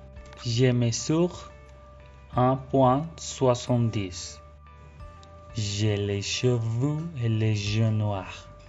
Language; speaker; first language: French; non-native, fluent; Spanish